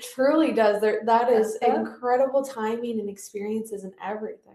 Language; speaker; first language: English; native; English